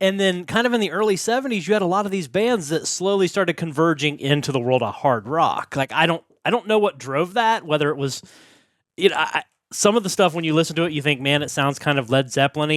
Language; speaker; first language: English; native; English